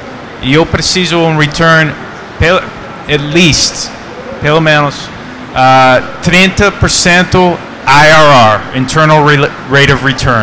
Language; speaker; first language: Portuguese; non-native, fluent; English